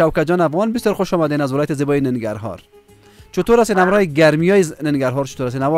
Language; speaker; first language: Persian; native; Persian